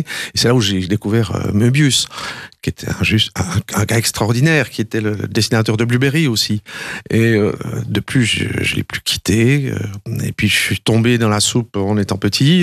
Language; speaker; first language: French; native; French